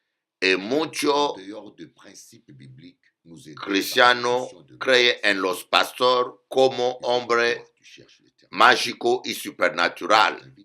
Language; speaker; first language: Spanish; non-native, learner; French